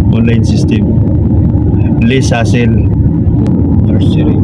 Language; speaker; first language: English; non-native, learner; Filipino